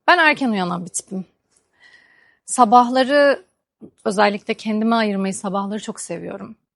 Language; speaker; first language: Turkish; native; Turkish